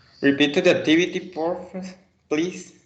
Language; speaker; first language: English; non-native, learner; Spanish